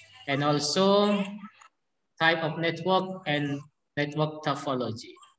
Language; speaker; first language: English; non-native, learner; Indonesian